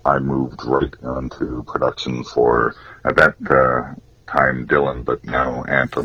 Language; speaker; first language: English; native; English